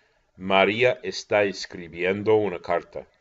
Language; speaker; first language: Spanish; non-native, fluent; English